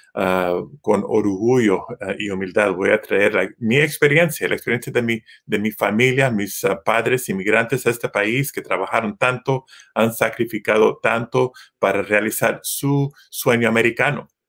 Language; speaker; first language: Spanish; early bilingual, heritage; Spanish